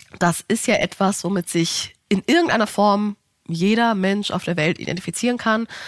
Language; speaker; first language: German; native; German